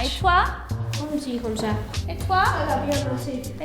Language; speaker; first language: French; non-native, fluent; English